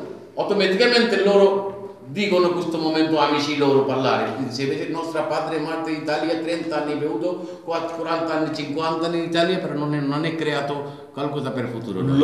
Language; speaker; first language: Italian; non-native, learner; Bangla